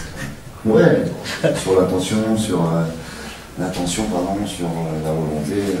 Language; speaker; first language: French; native; French